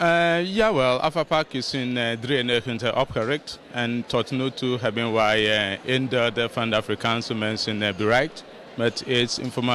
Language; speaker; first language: Dutch; non-native, fluent; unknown